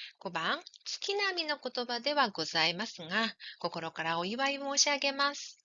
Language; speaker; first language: Japanese; non-native, fluent; Korean